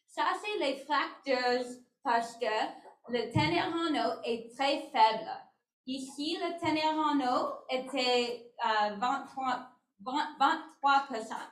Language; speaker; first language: French; non-native, learner; English